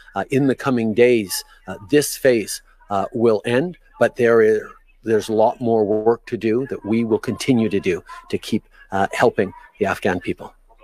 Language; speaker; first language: English; native; English